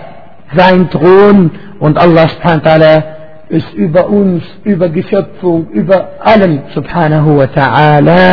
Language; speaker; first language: German; non-native, fluent; Arabic